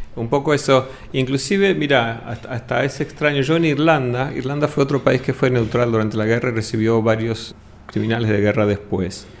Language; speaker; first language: Spanish; early bilingual, other home language; English